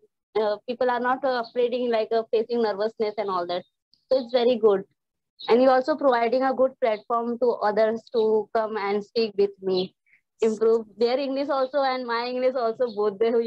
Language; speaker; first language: English; non-native, learner; Hindi